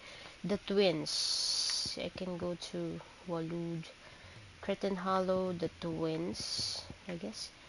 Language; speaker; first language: English; non-native, local second language; Filipino